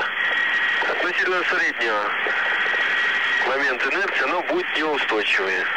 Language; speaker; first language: Russian; native; Russian